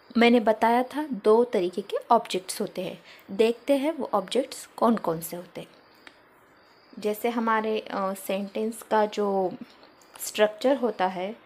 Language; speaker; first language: Hindi; non-native, local second language; Marathi